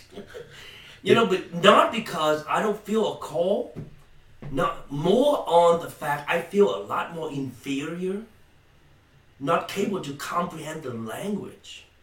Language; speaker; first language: English; non-native, fluent; Vietnamese